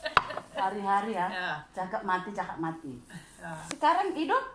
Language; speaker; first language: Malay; non-native, learner; Indonesian